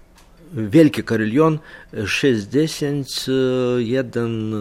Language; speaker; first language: Polish; non-native, learner; Lithuanian